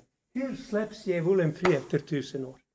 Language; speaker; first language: Swedish; non-native, fluent; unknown